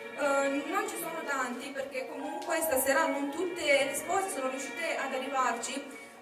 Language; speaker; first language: Italian; non-native, fluent; Romanian